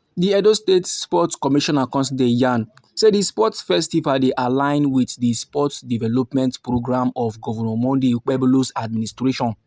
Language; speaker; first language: Nigerian Pidgin; native; Nigerian Pidgin